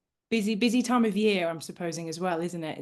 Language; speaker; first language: English; native; English